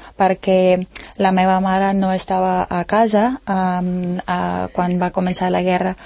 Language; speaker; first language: Catalan; non-native, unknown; Ukrainian